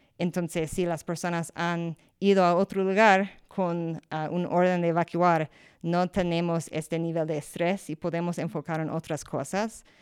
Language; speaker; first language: Spanish; non-native, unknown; English